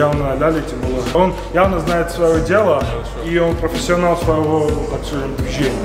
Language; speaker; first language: Russian; non-native, fluent; Georgian